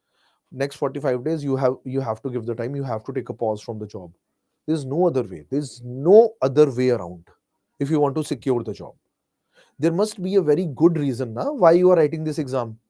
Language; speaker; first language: English; non-native, local second language; Hindi